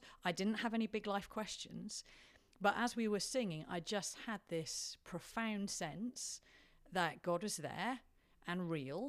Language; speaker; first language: English; native; English